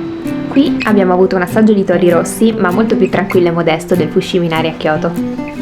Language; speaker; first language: Italian; native; Italian